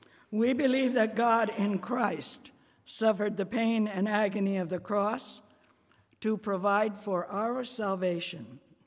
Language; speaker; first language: English; native; English